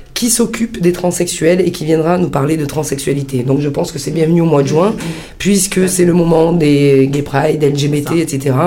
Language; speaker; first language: French; early bilingual, heritage; Italian